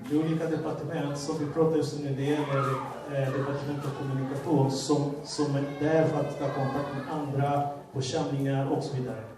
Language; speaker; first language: Swedish; non-native, fluent; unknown